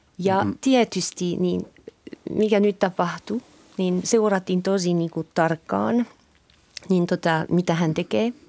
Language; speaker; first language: Finnish; non-native, fluent; French